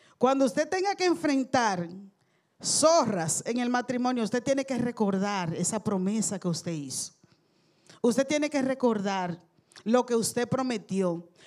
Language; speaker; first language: Spanish; native; Spanish